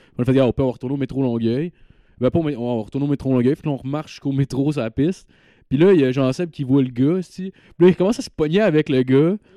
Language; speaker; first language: French; native; French